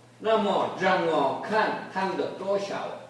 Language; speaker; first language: Chinese; non-native, learner; Korean